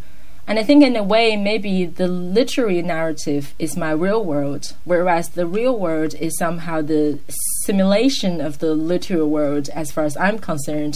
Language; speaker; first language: English; non-native, fluent; Chinese